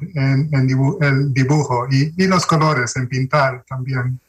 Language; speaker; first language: Spanish; early bilingual, heritage; Spanish